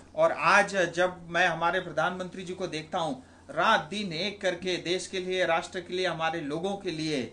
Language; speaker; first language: Hindi; non-native, local second language; Nepali